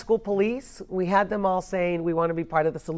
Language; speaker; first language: English; native; English